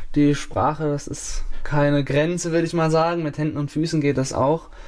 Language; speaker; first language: German; native; German